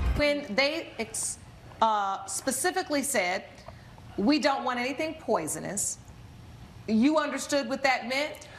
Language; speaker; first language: English; native; English